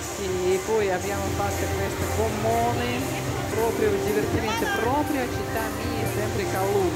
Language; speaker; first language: Italian; non-native, learner; Russian